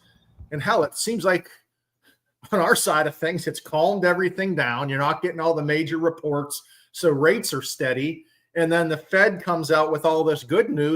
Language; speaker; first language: English; native; English